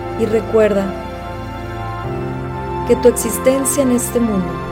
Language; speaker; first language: Spanish; native; Spanish